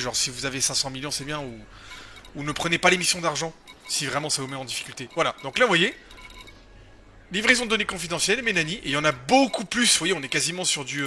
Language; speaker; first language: French; native; French